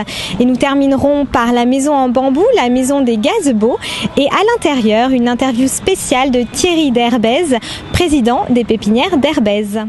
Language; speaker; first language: French; native; French